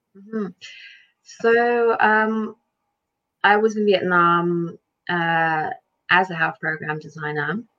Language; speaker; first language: English; early bilingual, other home language; Lithuanian